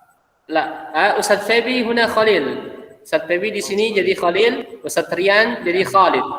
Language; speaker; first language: Arabic; non-native, fluent; Indonesian